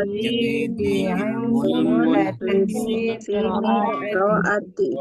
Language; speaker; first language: Arabic; non-native, learner; Indonesian